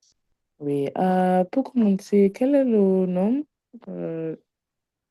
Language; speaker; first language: French; non-native, learner; Igbo